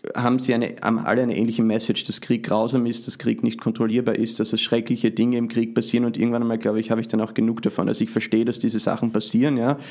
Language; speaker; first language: German; native; German